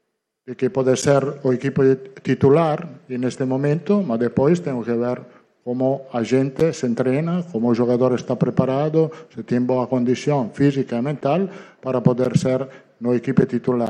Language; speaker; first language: Portuguese; non-native, learner; Italian